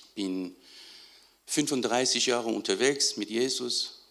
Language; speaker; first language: German; non-native, fluent; Persian